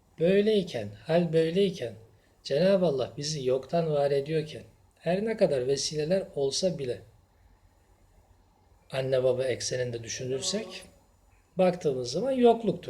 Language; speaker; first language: Turkish; native; Turkish